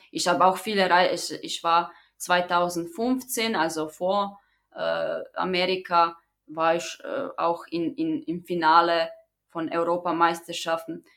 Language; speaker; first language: German; non-native, fluent; Croatian